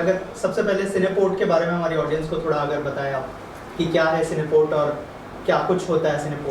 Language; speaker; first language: Hindi; native; Hindi